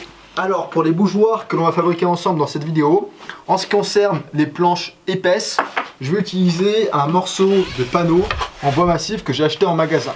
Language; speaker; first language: French; native; French